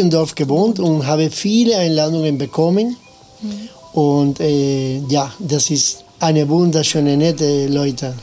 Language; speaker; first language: German; non-native, learner; Spanish